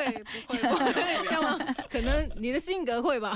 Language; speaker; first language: Chinese; non-native, local second language; Cantonese